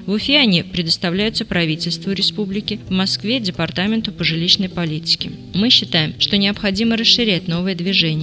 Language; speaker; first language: Russian; native; Russian